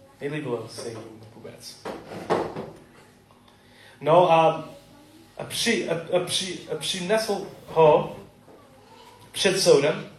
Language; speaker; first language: Czech; non-native, learner; English